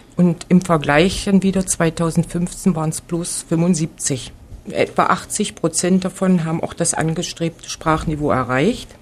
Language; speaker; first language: German; native; German